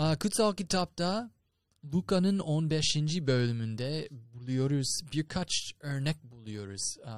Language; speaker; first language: Turkish; non-native, fluent; English